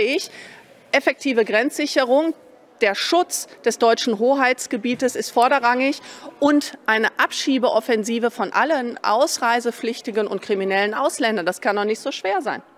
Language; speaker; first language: German; native; German